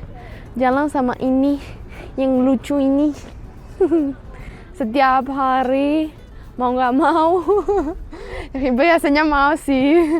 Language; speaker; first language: Indonesian; non-native, fluent; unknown